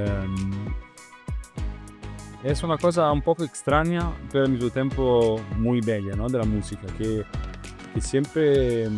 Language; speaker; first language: Spanish; non-native, learner; Italian